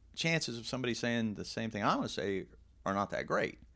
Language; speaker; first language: English; native; English